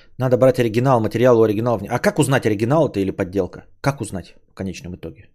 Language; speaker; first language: Russian; native; Russian